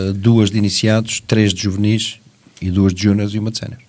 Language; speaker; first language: Portuguese; native; Portuguese